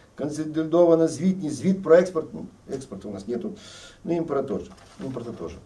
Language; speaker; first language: Ukrainian; non-native, local second language; Russian